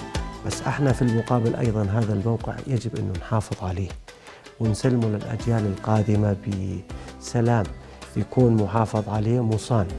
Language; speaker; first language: Arabic; native; Arabic